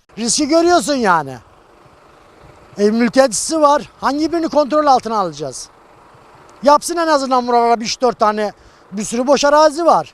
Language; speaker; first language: Turkish; native; Turkish